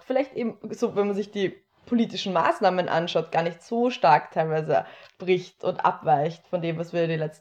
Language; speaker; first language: German; native; German